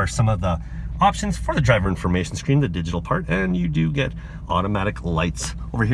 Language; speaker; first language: English; native; English